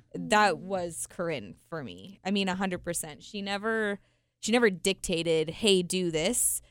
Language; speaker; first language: English; native; English